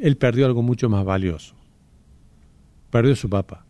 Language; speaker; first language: Spanish; native; Spanish